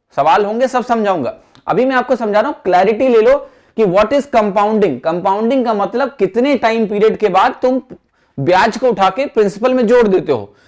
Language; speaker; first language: Hindi; native; Hindi